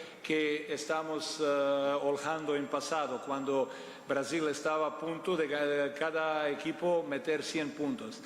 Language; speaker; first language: Spanish; non-native, fluent; Portuguese